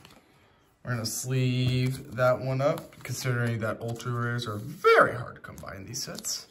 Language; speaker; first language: English; native; English